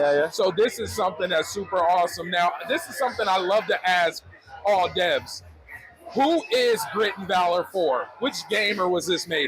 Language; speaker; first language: English; native; English